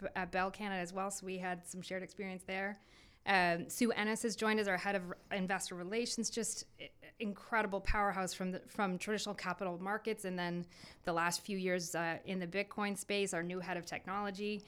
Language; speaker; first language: English; native; English